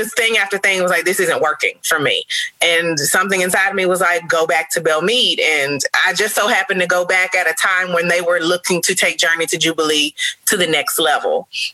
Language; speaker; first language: English; native; English